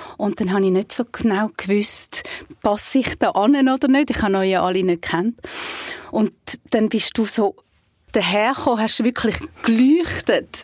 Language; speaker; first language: German; native; German